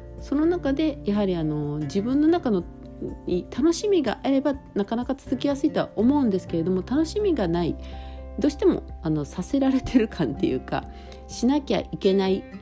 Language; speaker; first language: Japanese; native; Japanese